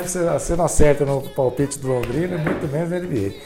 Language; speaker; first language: Portuguese; native; Portuguese